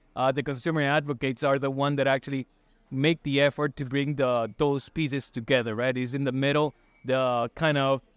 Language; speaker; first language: English; non-native, fluent; Spanish